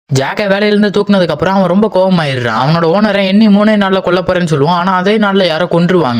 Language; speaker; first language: Tamil; native; Tamil